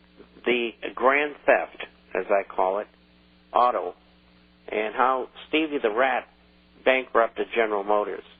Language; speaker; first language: English; native; English